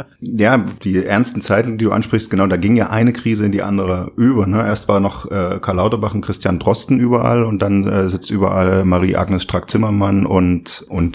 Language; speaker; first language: German; native; German